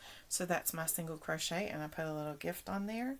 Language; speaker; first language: English; native; English